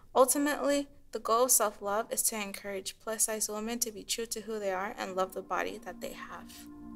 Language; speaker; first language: English; native; English